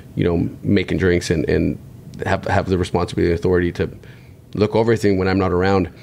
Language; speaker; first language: English; native; English